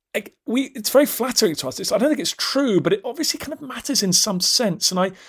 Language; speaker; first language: English; native; English